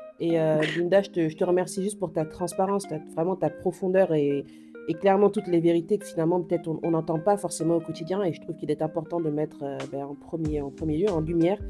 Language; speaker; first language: French; native; French